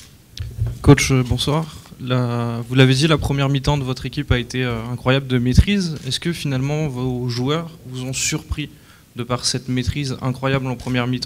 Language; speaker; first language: French; native; French